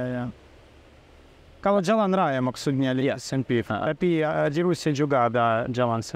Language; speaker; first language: Indonesian; non-native, learner; Russian